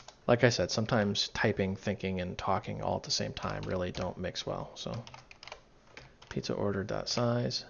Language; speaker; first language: English; native; English